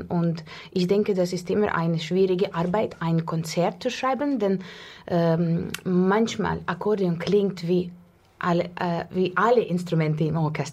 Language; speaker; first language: German; non-native, learner; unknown